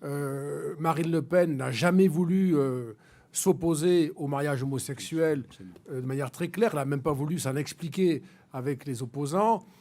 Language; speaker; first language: French; native; French